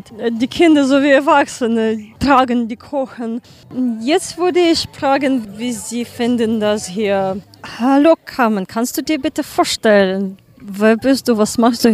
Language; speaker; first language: German; non-native, learner; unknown